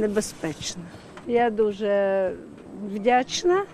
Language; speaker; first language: Polish; non-native, learner; Ukrainian